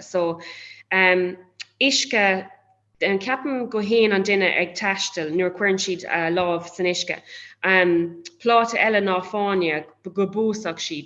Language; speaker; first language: Irish; non-native, local second language; English